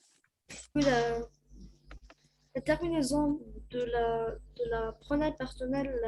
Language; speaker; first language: French; non-native, local second language; Arabic